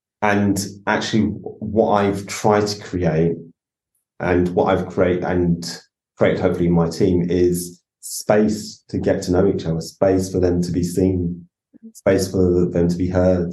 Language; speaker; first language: English; native; English